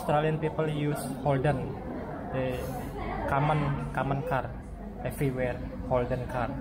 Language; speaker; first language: English; non-native, learner; Indonesian